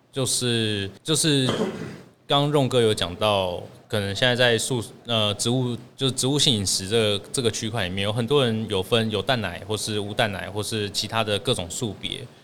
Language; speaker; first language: Chinese; native; Chinese